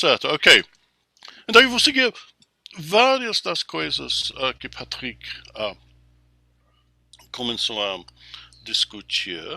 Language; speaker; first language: Portuguese; non-native, fluent; English